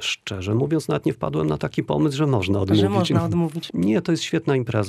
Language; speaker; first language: Polish; native; Polish